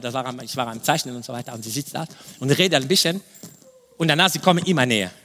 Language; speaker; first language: German; non-native, fluent; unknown